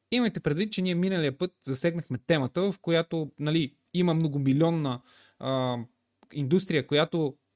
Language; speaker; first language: Bulgarian; native; Bulgarian